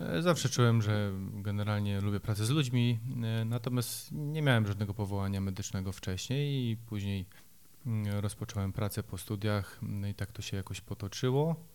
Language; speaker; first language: Polish; native; Polish